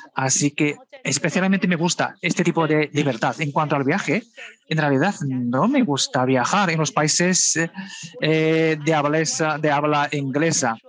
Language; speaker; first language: Spanish; non-native, fluent; Chinese